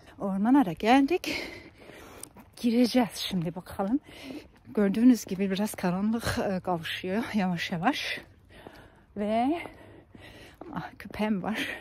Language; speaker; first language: Turkish; non-native, fluent; German